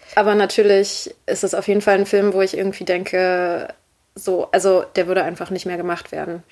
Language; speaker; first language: German; native; German